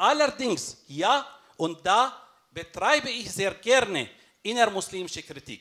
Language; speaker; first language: German; non-native, fluent; Arabic